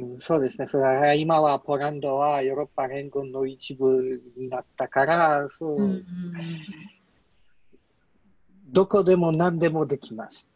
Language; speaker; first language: Japanese; non-native, learner; Polish